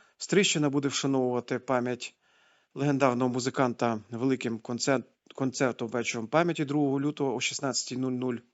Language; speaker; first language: Ukrainian; native; Ukrainian